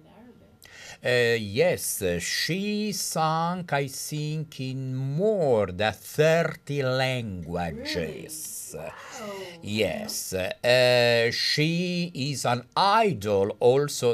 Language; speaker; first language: English; non-native, fluent; Italian